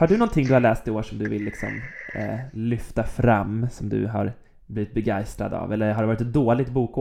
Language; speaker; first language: Swedish; native; Swedish